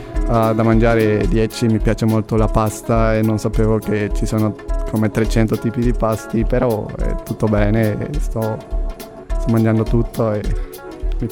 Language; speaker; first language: Italian; non-native, learner; Spanish